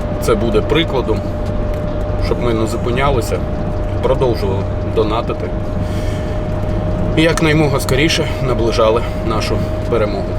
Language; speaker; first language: Ukrainian; native; Ukrainian